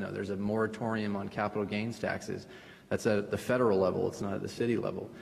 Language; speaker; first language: English; early bilingual, other home language; Spanish